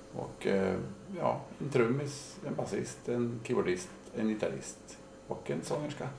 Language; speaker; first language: Swedish; native; Swedish